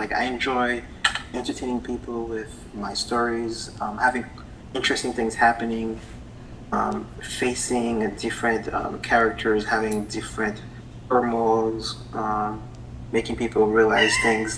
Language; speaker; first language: English; non-native, fluent; Haitian Creole